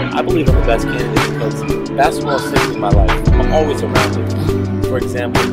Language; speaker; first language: English; native; English